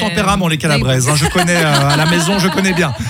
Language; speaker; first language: French; native; French